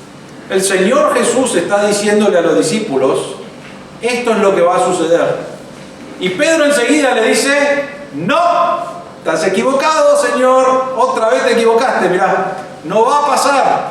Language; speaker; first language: Spanish; native; Spanish